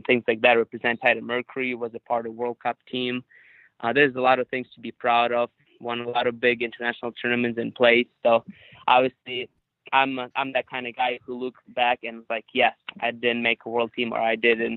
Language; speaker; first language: English; non-native, fluent; Ukrainian